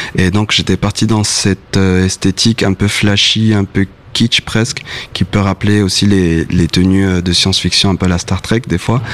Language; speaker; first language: French; non-native, fluent; Spanish